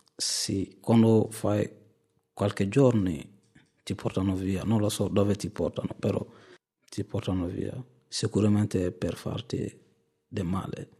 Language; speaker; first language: Italian; non-native, fluent; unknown